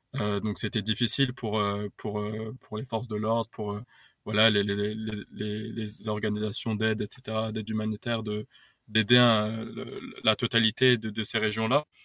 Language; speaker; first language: French; native; French